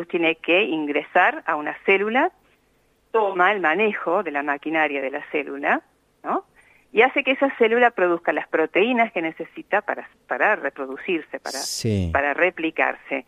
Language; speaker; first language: Spanish; native; Spanish